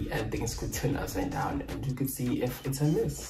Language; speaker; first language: English; non-native, local second language; Zulu